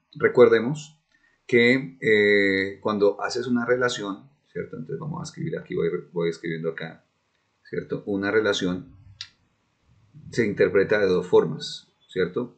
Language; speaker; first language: Spanish; native; Spanish